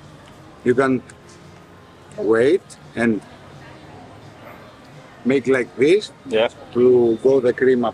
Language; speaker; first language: English; non-native, fluent; Greek